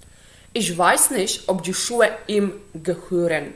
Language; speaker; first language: German; non-native, fluent; Polish